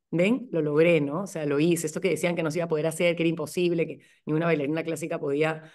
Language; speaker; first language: Spanish; native; Spanish